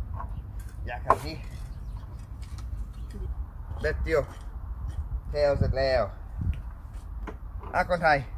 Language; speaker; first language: Thai; non-native, learner; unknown